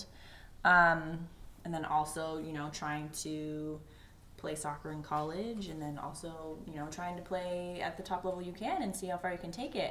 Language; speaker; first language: English; native; English